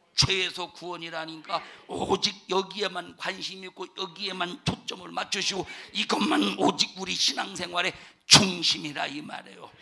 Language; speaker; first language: Korean; native; Korean